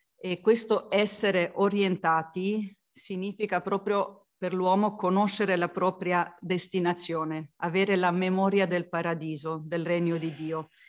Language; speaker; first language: Italian; non-native, fluent; Slovenian